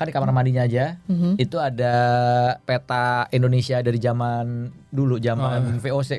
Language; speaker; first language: Indonesian; native; Indonesian